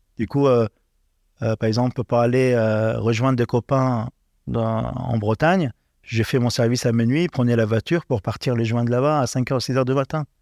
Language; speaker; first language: French; non-native, learner; Arabic